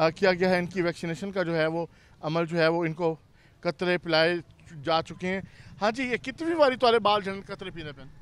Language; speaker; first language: Urdu; non-native, local second language; Saraiki